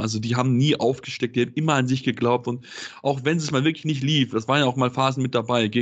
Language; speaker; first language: German; native; German